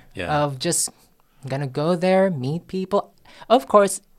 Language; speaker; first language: English; non-native, local second language; Filipino